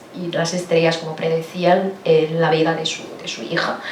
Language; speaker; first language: Spanish; non-native, fluent; Chinese